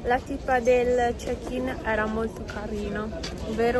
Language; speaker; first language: Italian; early bilingual, other home language; Filipino